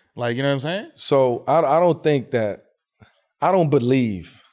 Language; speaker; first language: English; native; English